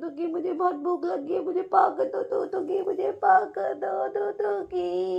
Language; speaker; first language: Hindi; native; Hindi